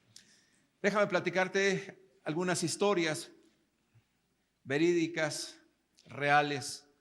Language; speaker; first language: Spanish; native; Spanish